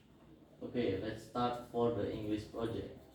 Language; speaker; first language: English; non-native, learner; Indonesian